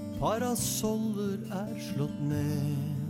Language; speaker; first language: Norwegian; native; Norwegian